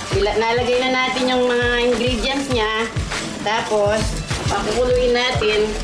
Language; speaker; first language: Filipino; non-native, local second language; Pampanga